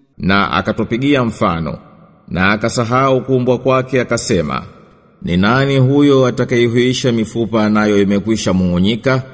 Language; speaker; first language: Swahili; native; Swahili